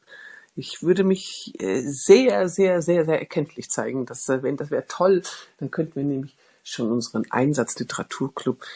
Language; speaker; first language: German; native; German